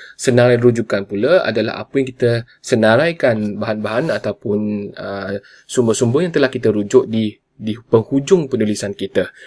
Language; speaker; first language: Malay; non-native, local second language; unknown